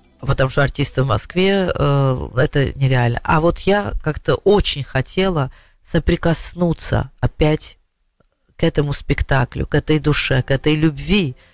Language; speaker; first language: Russian; non-native, local second language; Georgian